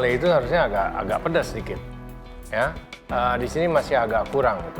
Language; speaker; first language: Indonesian; native; Indonesian